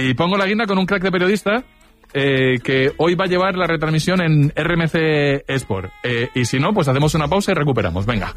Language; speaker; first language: Spanish; native; Spanish